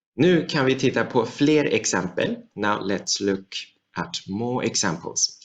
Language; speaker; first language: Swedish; non-native, fluent; Chinese